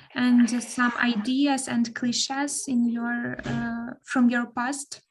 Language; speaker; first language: English; non-native, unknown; Ukrainian